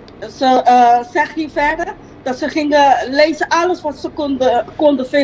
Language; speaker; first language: Dutch; non-native, local second language; Papiamento